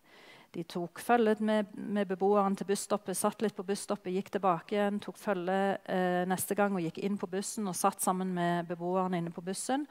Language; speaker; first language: Norwegian; native; Norwegian